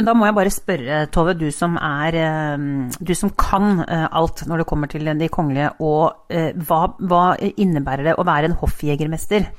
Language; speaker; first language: Norwegian; native; Norwegian